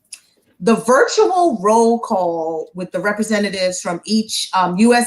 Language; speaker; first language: English; native; English